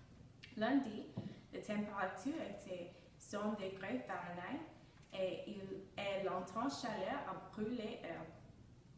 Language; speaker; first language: French; non-native, learner; English